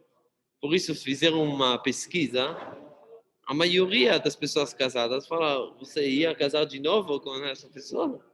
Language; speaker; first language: Portuguese; non-native, fluent; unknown